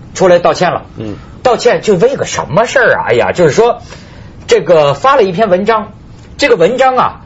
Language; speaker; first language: Chinese; native; Chinese